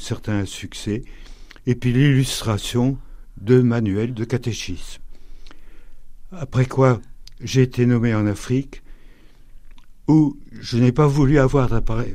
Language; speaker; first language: French; native; French